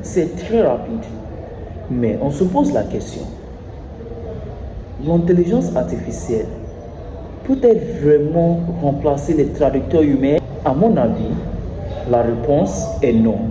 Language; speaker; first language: French; non-native, learner; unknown